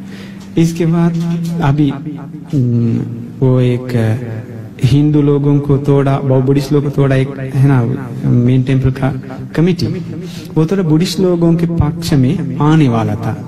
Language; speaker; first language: Hindi; non-native, fluent; Sinhala